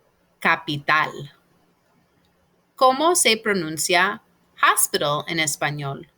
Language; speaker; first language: Spanish; non-native, fluent; English